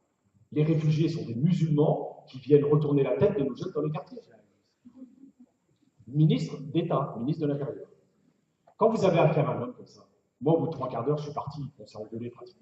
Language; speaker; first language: French; native; French